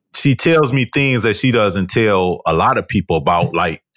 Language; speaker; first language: English; native; English